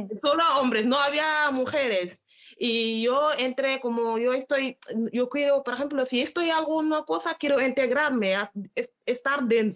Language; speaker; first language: Spanish; non-native, learner; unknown